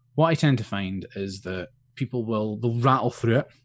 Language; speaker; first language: English; native; English